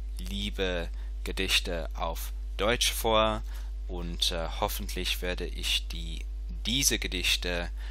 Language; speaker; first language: German; non-native, fluent; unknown